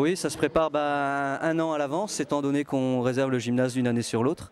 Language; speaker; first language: French; native; French